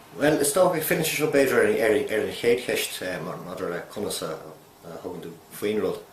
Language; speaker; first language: Irish; native; Irish